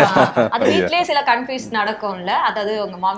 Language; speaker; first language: Tamil; native; Tamil